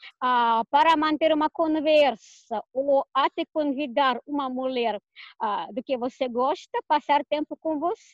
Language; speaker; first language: Portuguese; non-native, fluent; Russian